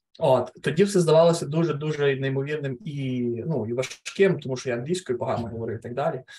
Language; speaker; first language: Ukrainian; native; Ukrainian